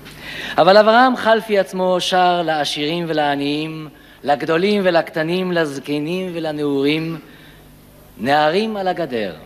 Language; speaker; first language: Hebrew; native; Hebrew